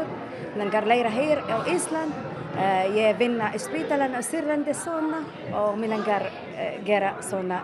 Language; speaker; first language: Icelandic; non-native, learner; Arabic